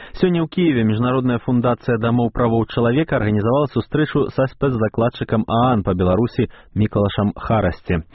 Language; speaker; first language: Belarusian; native; Belarusian